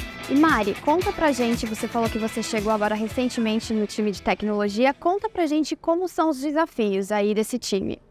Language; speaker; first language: Portuguese; native; Portuguese